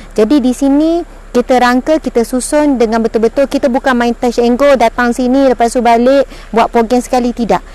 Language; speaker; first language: Malay; native; Malay